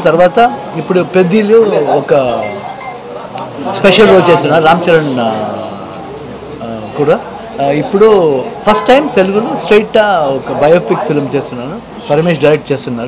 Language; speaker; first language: Telugu; non-native, learner; Kannada